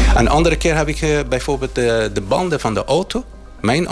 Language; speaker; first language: Dutch; non-native, learner; Arabic